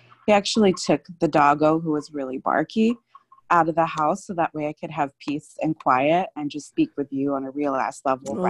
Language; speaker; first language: English; native; English